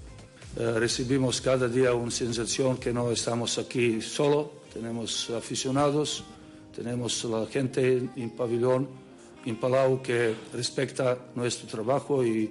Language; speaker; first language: Spanish; non-native, learner; Serbian